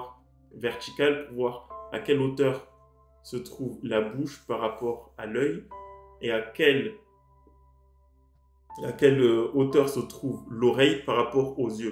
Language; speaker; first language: French; native; French